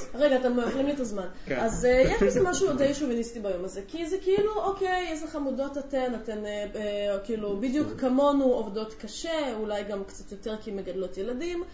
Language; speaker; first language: Hebrew; native; Hebrew